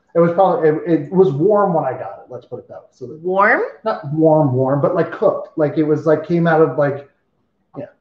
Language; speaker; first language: English; native; English